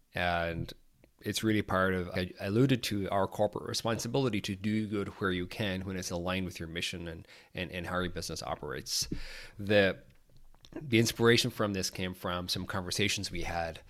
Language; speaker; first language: English; native; English